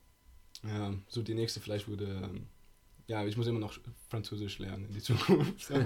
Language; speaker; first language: German; non-native, fluent; Italian